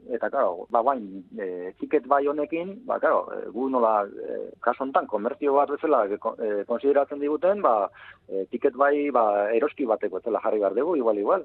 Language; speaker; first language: Basque; native; Basque